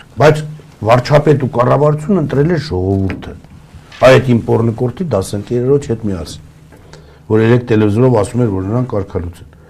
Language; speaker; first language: Armenian; early bilingual, other home language; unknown